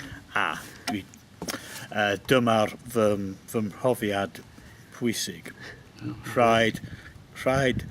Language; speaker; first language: Welsh; non-native, fluent; English